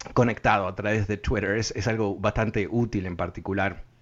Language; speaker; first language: Spanish; native; Spanish